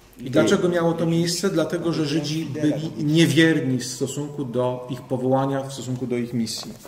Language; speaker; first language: Polish; native; Polish